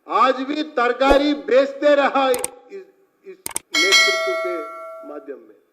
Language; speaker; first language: Hindi; non-native, local second language; Telugu